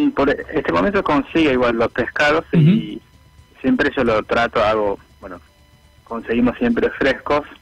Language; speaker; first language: Spanish; non-native, fluent; Japanese